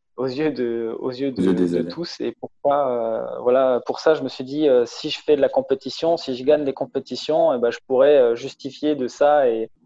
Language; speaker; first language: French; native; French